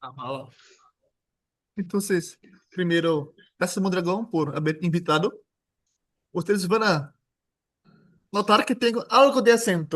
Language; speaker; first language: Spanish; non-native, fluent; Portuguese